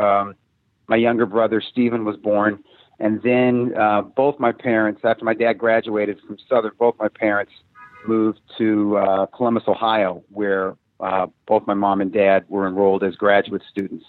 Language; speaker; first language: English; native; English